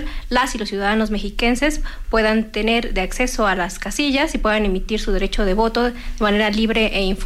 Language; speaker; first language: Spanish; native; Spanish